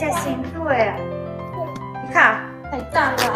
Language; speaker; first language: Chinese; non-native, learner; Ukrainian